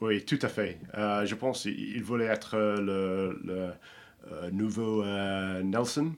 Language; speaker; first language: French; non-native, fluent; English